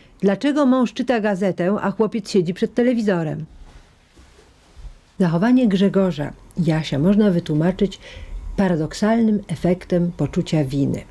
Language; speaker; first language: Polish; native; Polish